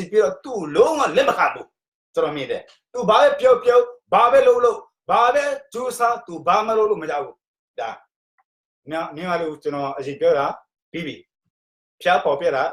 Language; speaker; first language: Burmese; non-native, local second language; Tedim Chin